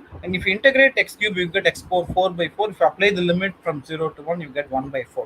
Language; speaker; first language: English; non-native, local second language; Tamil